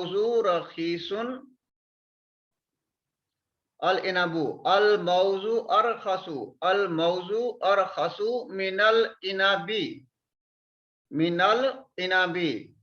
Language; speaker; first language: Arabic; non-native, fluent; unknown